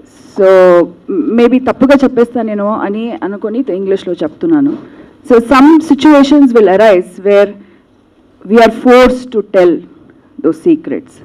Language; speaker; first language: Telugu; non-native, local second language; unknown